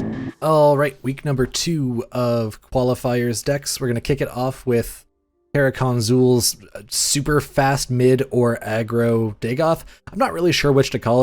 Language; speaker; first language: English; native; English